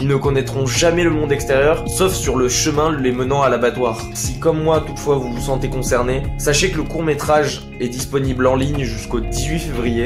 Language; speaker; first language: French; native; French